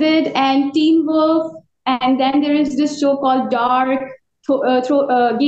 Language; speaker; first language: English; non-native, local second language; Urdu